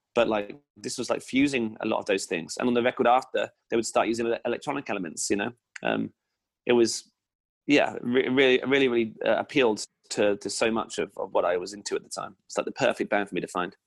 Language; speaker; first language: English; native; English